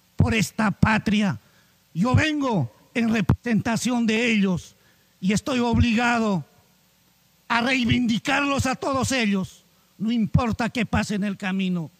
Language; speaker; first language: Spanish; non-native, local second language; Quechua